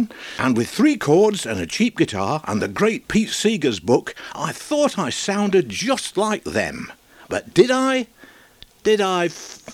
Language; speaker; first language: English; native; English